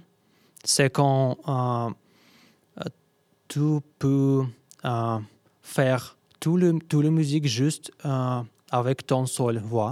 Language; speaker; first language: French; non-native, learner; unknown